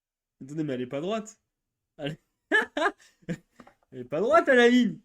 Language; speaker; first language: French; native; French